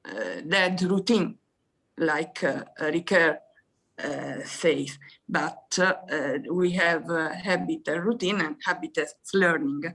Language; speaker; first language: English; non-native, fluent; Italian